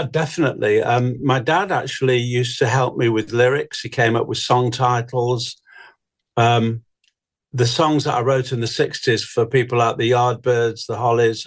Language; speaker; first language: English; native; English